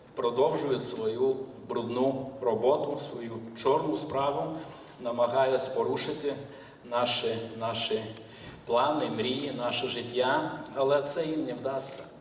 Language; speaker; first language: Ukrainian; non-native, learner; Lithuanian